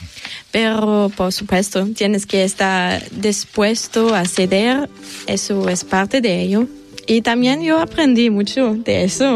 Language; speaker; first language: Spanish; non-native, fluent; German